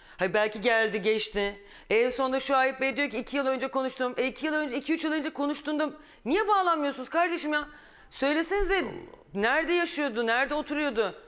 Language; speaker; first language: Turkish; native; Turkish